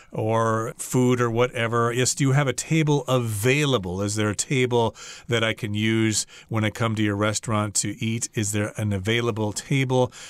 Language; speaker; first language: English; native; English